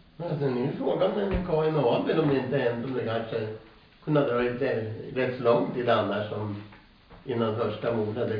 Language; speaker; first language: Swedish; native; Swedish